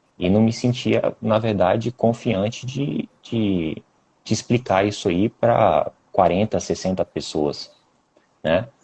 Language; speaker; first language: Portuguese; native; Portuguese